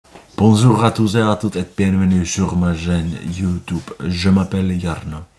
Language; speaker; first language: French; non-native, learner; Finnish